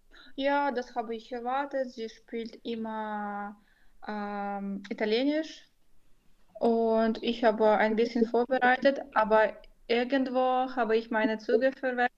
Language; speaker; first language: German; non-native, fluent; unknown